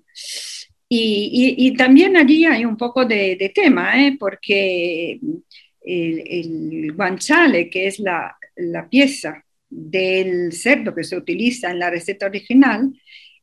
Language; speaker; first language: Spanish; non-native, fluent; Italian